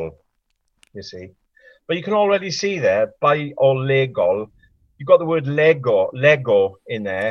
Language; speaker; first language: English; non-native, local second language; Welsh